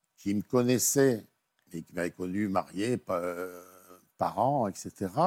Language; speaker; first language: French; native; French